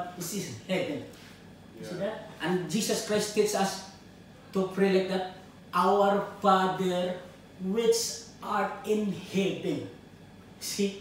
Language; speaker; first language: English; non-native, learner; Filipino